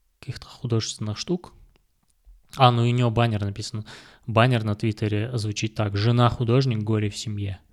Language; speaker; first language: Russian; non-native, local second language; Kazakh